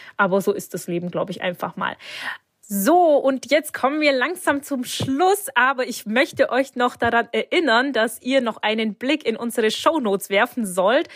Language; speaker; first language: German; early bilingual, other home language; Turkish